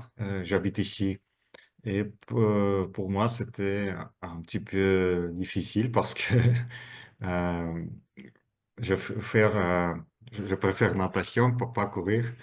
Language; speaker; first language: French; non-native, learner; Russian